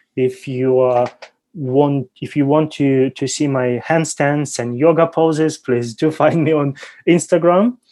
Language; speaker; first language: English; non-native, fluent; Ukrainian